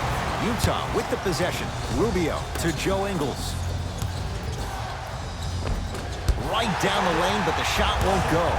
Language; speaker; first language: English; native; English